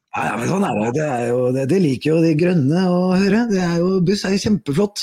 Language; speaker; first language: Norwegian; native; Norwegian